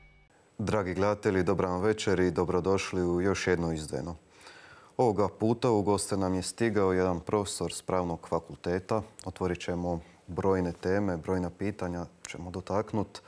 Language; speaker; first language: Croatian; native; Croatian